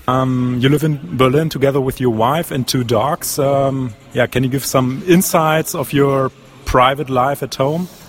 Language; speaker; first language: English; non-native, fluent; German